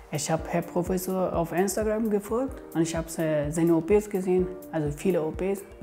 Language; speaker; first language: German; non-native, fluent; Persian